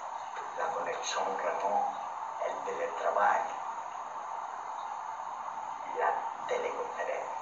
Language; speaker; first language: French; non-native, learner; Spanish